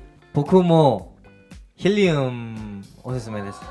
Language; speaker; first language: Japanese; non-native, learner; Korean